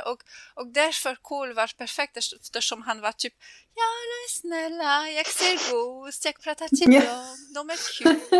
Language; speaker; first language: Swedish; non-native, fluent; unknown